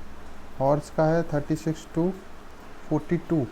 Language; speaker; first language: Hindi; native; Hindi